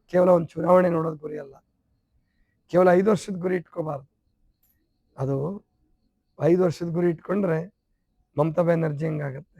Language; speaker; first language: Kannada; native; Kannada